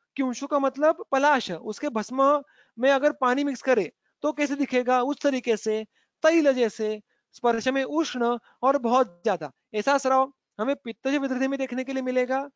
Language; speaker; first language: Hindi; non-native, local second language; Marathi